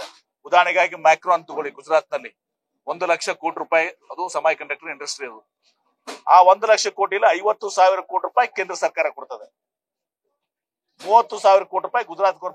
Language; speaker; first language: Kannada; native; Kannada